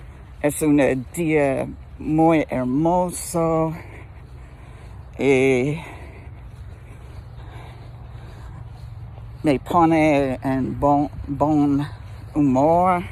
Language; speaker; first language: Spanish; non-native, learner; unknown